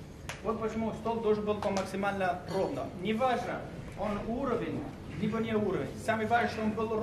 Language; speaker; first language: Russian; non-native, learner; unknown